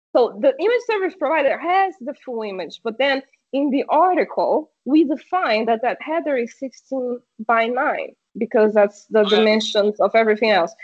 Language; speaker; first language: English; non-native, fluent; Portuguese